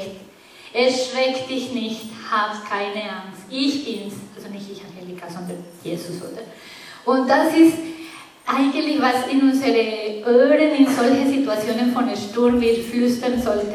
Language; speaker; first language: German; non-native, fluent; Spanish